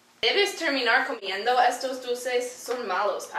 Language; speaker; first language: Spanish; non-native, learner; English